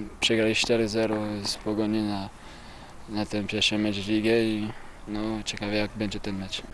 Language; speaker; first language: Polish; non-native, learner; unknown